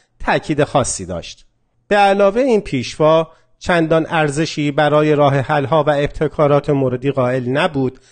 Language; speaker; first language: Persian; non-native, local second language; Azerbaijani